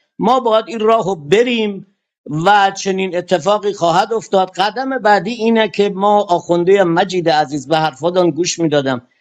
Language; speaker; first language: Persian; non-native, local second language; Kurdish